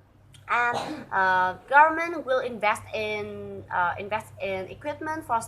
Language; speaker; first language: English; non-native, learner; Vietnamese